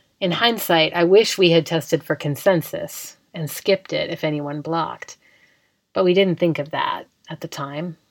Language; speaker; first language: English; native; English